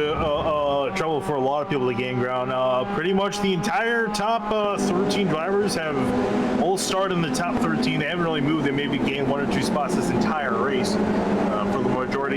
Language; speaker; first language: English; native; English